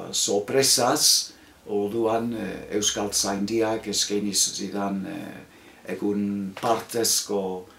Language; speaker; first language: Basque; non-native, fluent; English